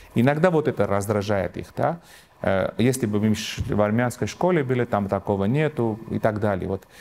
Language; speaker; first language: Russian; non-native, local second language; Armenian